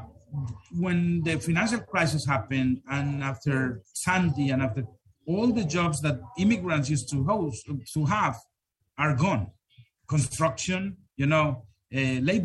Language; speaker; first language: English; non-native, fluent; Spanish